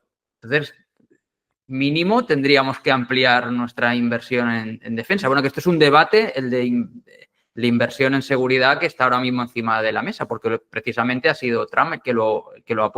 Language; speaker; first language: Spanish; native; Spanish